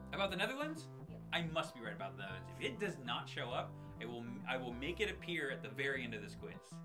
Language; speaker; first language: English; native; English